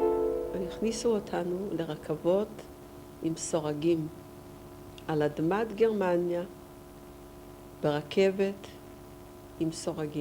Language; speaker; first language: Hebrew; non-native, fluent; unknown